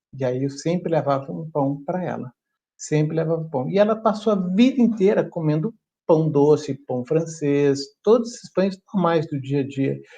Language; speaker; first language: Portuguese; early bilingual, other home language; German